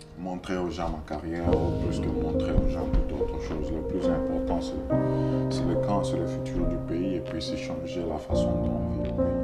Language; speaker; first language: French; non-native, local second language; Swahili